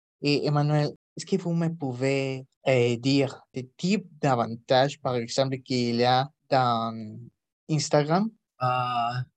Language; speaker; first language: French; non-native, learner; Spanish